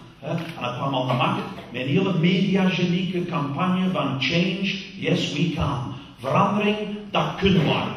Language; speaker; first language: Dutch; non-native, fluent; English